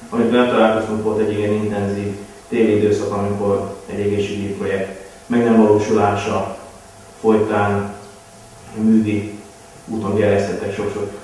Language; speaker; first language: Hungarian; native; Hungarian